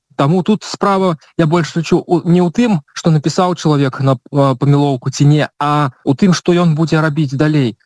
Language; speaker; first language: Belarusian; non-native, local second language; Russian